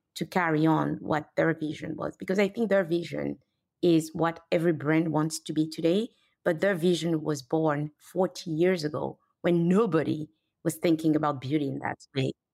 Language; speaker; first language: English; non-native, fluent; French